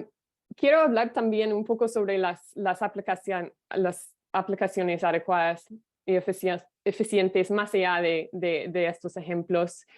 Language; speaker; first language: Spanish; non-native, fluent; English